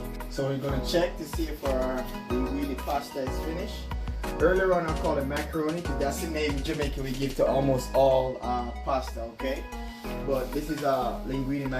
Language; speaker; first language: English; native; English